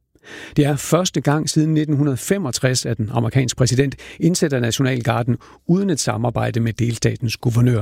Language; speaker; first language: Danish; native; Danish